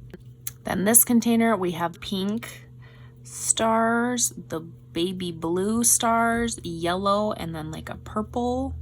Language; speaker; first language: English; native; English